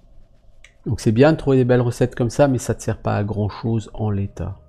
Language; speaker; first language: French; native; French